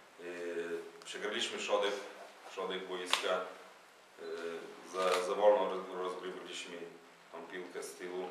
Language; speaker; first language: Polish; non-native, fluent; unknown